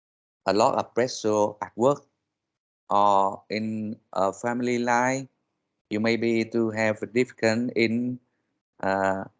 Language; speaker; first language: English; non-native, learner; Vietnamese